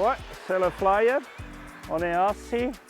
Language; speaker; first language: French; non-native, learner; German